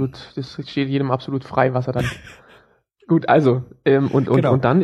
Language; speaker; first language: German; native; German